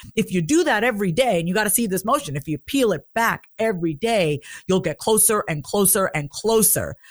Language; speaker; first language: English; native; English